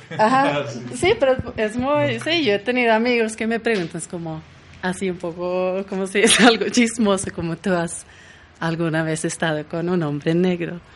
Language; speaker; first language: Spanish; non-native, fluent; Swedish